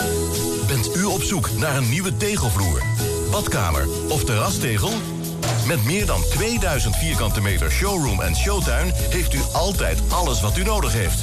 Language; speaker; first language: Dutch; native; Dutch